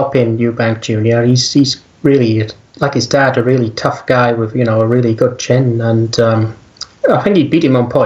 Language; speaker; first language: English; native; English